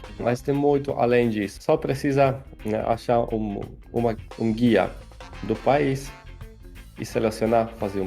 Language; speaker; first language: Portuguese; non-native, fluent; Polish